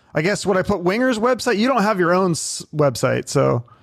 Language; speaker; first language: English; native; English